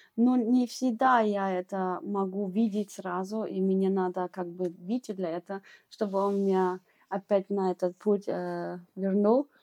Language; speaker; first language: Russian; early bilingual, heritage; Russian